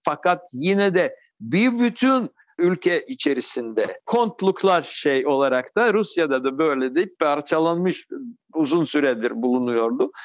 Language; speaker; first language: Turkish; non-native, fluent; Russian